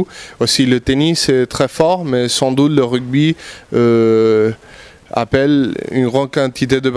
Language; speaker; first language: French; non-native, fluent; Spanish